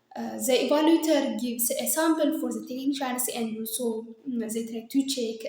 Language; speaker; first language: English; non-native, local second language; Amharic